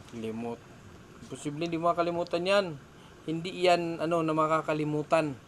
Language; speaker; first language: Filipino; non-native, local second language; Cebuano